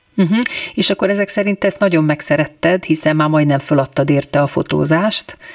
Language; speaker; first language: Hungarian; native; Hungarian